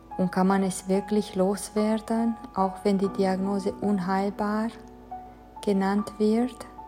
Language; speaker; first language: German; non-native, fluent; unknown